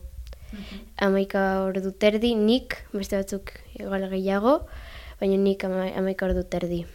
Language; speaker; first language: Basque; non-native, local second language; Spanish